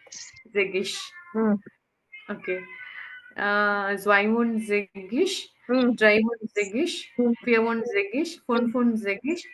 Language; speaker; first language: German; non-native, learner; Tamil